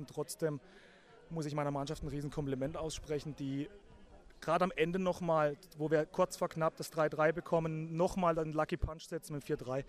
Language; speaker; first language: German; native; German